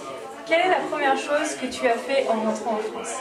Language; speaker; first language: French; native; French